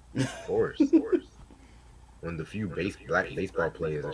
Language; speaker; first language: English; native; English